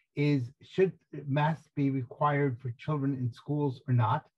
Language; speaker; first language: English; native; English